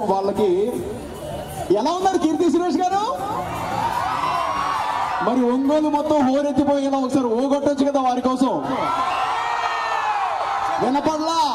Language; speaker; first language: Telugu; native; Telugu